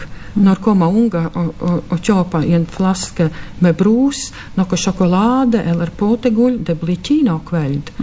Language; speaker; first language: Norwegian; non-native, fluent; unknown